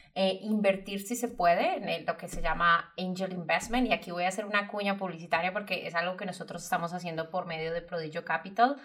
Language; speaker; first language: Spanish; native; Spanish